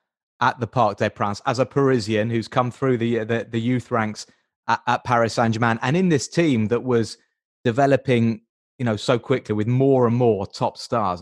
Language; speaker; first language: English; native; English